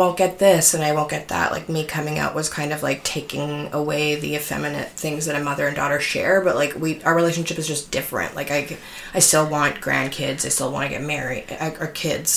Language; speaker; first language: English; native; English